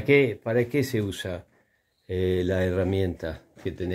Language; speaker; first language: Spanish; native; Spanish